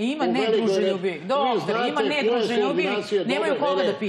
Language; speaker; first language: Serbian; native; Serbian